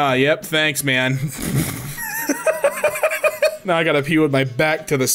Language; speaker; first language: English; native; English